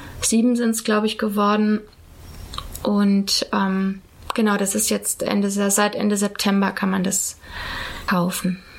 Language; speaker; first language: German; native; German